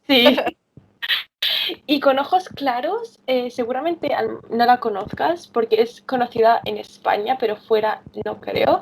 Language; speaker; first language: Spanish; early bilingual, other home language; Romanian